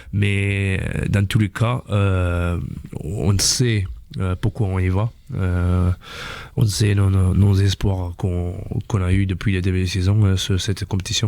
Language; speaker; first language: French; non-native, fluent; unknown